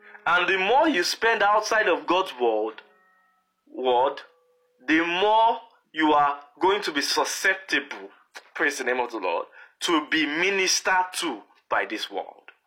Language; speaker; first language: English; non-native, local second language; Yoruba